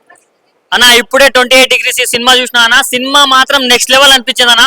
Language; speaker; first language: Telugu; native; Telugu